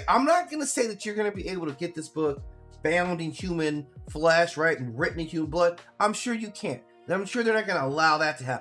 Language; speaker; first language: English; native; English